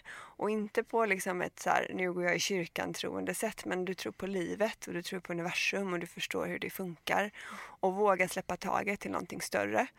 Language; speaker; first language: Swedish; native; Swedish